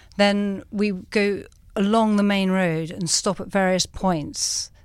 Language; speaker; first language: English; native; English